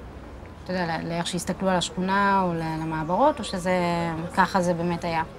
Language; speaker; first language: Hebrew; native; Hebrew